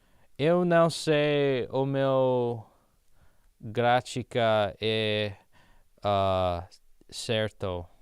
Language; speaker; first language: Portuguese; non-native, learner; English